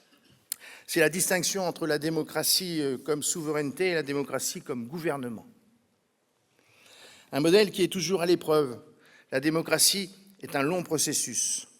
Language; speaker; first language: French; native; French